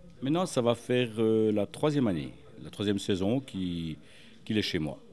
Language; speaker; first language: French; native; French